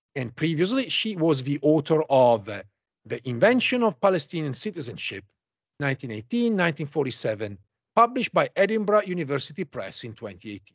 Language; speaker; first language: English; non-native, fluent; Italian